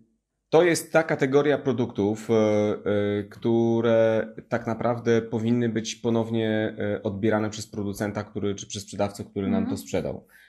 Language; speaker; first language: Polish; native; Polish